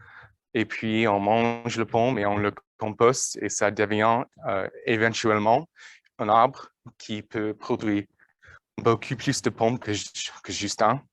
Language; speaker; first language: French; non-native, learner; English